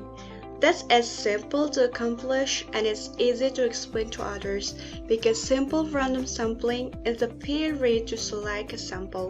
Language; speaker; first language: English; non-native, learner; Indonesian